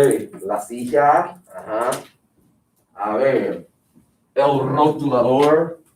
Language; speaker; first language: Spanish; non-native, fluent; English